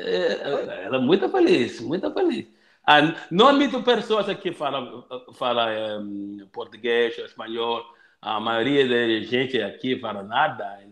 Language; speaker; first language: Portuguese; non-native, learner; English